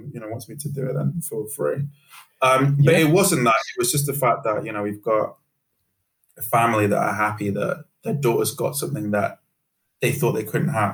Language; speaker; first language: English; native; English